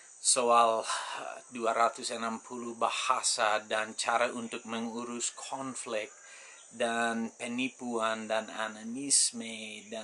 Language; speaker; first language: Indonesian; non-native, fluent; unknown